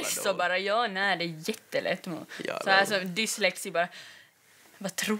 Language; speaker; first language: Swedish; native; Swedish